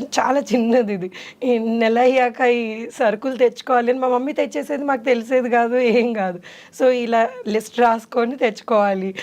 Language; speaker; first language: Telugu; native; Telugu